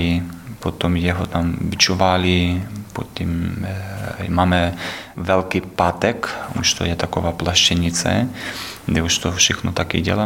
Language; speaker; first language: Czech; non-native, learner; Ukrainian